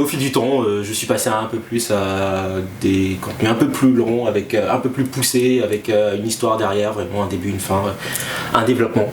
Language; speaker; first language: French; native; French